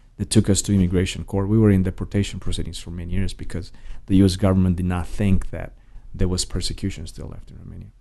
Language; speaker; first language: English; non-native, fluent; Romanian